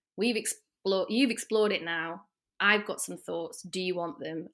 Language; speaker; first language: English; native; English